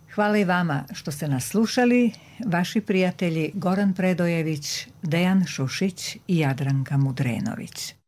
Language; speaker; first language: Croatian; native; Croatian